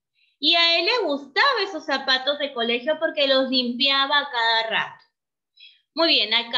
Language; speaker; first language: Spanish; native; Spanish